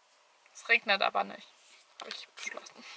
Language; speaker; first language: German; native; German